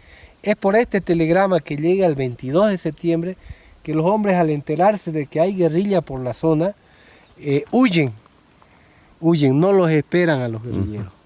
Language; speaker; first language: Spanish; native; Spanish